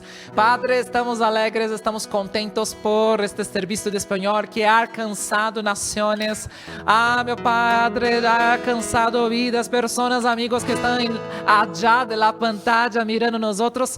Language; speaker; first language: Spanish; non-native, learner; Portuguese